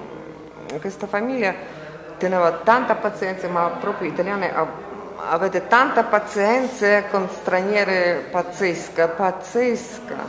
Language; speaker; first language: Italian; non-native, learner; Ukrainian